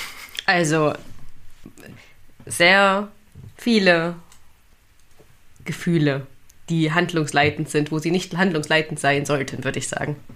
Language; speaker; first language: German; native; German